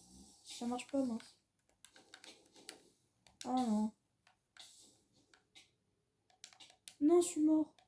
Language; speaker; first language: French; native; French